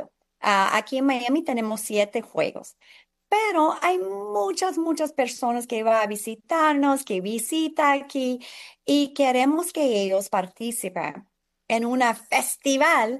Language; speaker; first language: Spanish; non-native, fluent; English